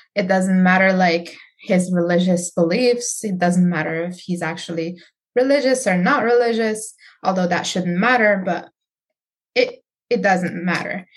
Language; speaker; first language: English; non-native, fluent; Arabic